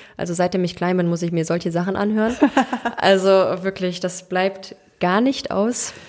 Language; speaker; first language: German; early bilingual, other home language; Turkish